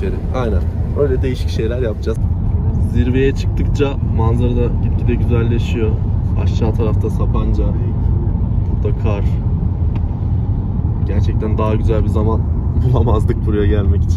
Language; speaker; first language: Turkish; native; Turkish